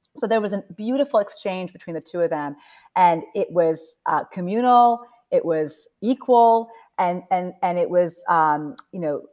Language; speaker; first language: English; native; English